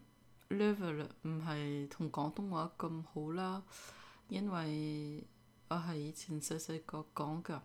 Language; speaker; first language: Cantonese; early bilingual, heritage; Cantonese